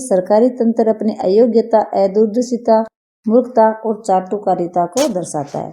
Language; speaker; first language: Hindi; native; Hindi